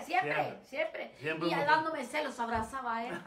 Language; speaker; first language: Spanish; native; Spanish